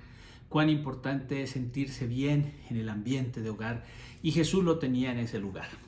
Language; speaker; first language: Spanish; native; Spanish